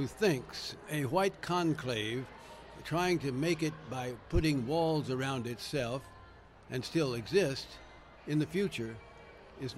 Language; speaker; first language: English; native; English